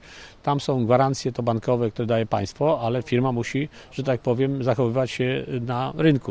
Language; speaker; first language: Polish; native; Polish